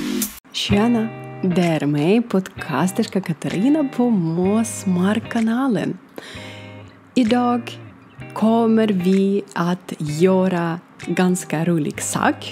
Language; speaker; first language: Swedish; non-native, learner; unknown